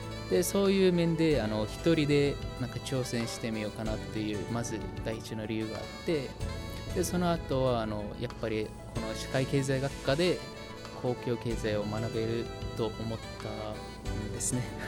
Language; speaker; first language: Japanese; non-native, fluent; Mongolian